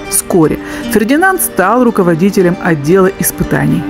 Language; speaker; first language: Russian; native; Russian